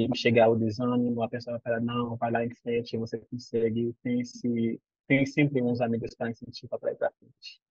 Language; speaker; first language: Portuguese; non-native, fluent; Haitian Creole